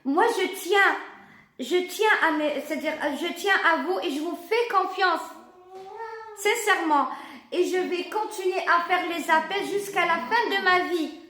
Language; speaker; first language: French; non-native, local second language; Arabic